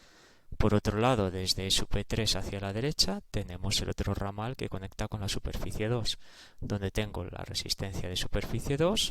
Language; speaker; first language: Spanish; native; Spanish